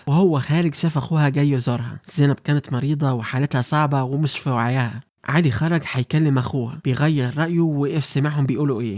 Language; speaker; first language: Arabic; native; Arabic